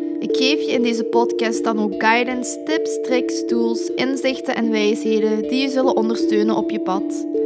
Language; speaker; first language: Dutch; native; Dutch